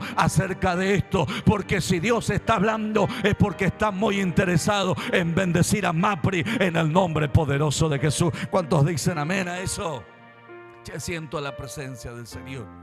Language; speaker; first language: Spanish; native; Spanish